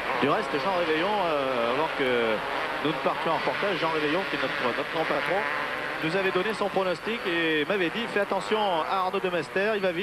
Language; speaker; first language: French; native; French